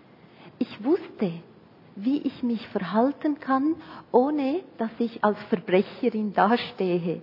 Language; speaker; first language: German; non-native, fluent; Arabic